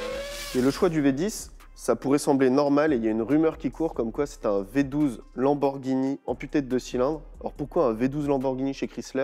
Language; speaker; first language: French; native; French